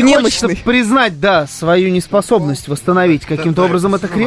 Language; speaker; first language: Russian; native; Russian